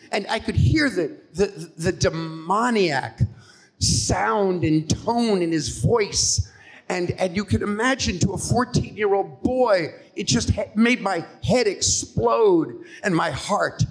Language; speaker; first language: English; native; English